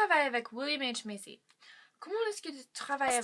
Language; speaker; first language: French; non-native, learner; English